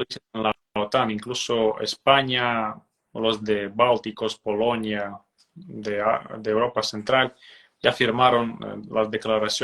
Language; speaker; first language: Spanish; non-native, fluent; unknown